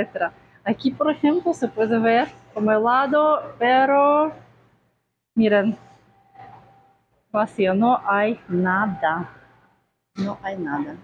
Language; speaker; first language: Spanish; non-native, fluent; Russian